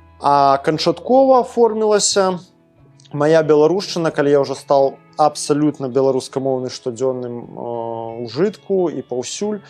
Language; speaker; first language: Belarusian; non-native, local second language; Russian